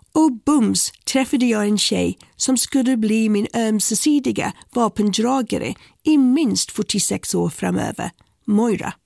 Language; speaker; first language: Swedish; non-native, fluent; English